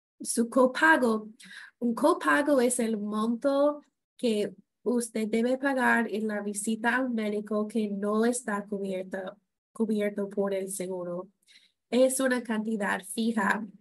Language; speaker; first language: Spanish; non-native, fluent; English